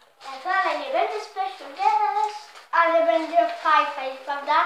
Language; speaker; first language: Polish; early bilingual, heritage; Polish